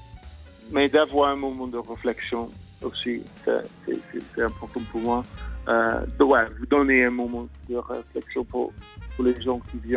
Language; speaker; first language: French; non-native, fluent; English